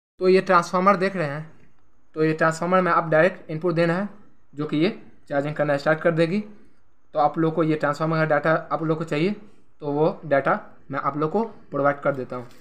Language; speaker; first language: Hindi; native; Hindi